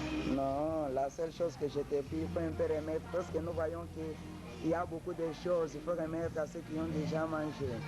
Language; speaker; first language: French; non-native, local second language; Swahili